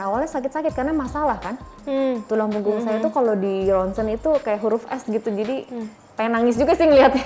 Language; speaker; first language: Indonesian; native; Indonesian